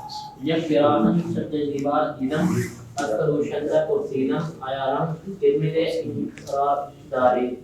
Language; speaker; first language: Persian; non-native, learner; Urdu